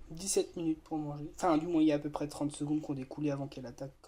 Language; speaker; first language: French; native; French